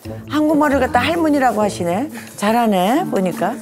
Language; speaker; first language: Korean; native; Korean